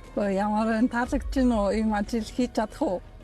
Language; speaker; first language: Mongolian; non-native, fluent; Polish